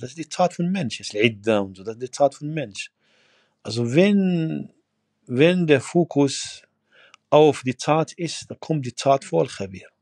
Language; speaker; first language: German; non-native, fluent; Arabic